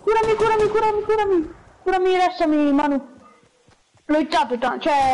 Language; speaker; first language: Italian; native; Italian